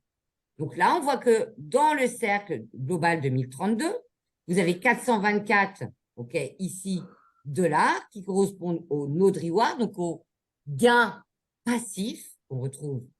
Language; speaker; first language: French; native; French